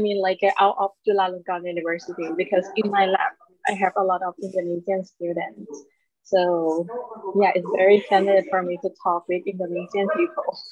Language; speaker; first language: English; non-native, learner; Thai